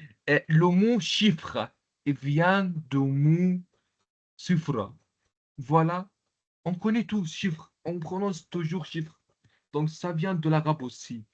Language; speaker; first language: French; non-native, local second language; Arabic